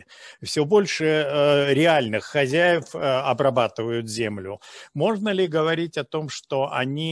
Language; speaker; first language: Russian; native; Russian